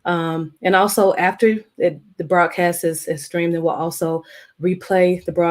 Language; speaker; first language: English; native; English